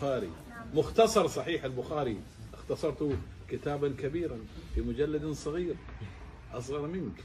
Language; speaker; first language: Arabic; native; Arabic